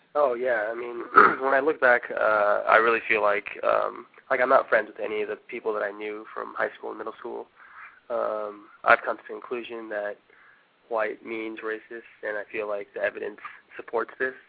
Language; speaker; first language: English; early bilingual, other home language; Korean